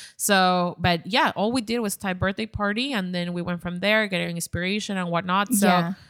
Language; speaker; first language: English; non-native, fluent; Spanish